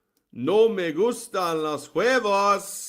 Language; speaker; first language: Spanish; non-native, learner; Welsh